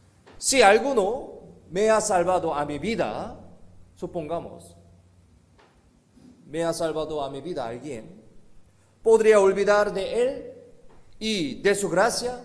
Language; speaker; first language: Spanish; non-native, learner; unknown